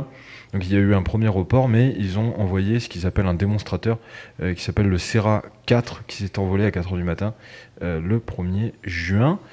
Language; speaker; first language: French; native; French